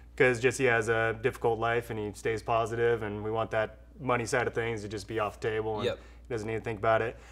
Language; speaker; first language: English; native; English